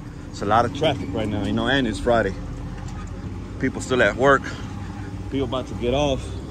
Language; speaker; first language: English; early bilingual, other home language; Spanish